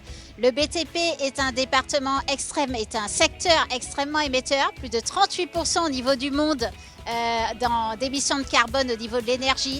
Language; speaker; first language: French; native; French